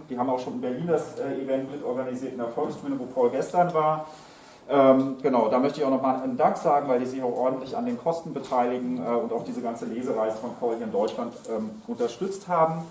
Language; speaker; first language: German; native; German